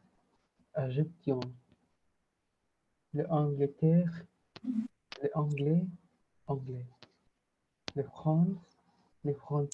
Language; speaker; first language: French; non-native, learner; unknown